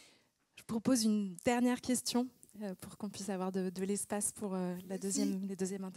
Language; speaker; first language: French; native; French